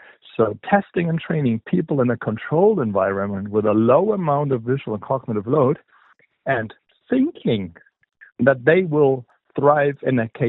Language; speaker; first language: English; non-native, fluent; German